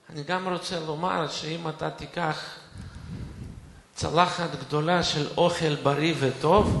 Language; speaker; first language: Hebrew; non-native, fluent; Russian